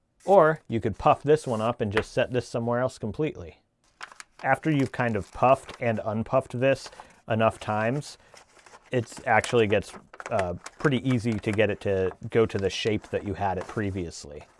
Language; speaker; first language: English; native; English